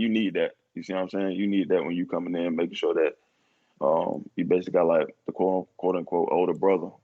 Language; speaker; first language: English; native; English